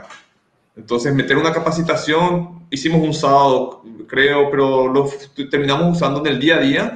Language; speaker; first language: Spanish; native; Spanish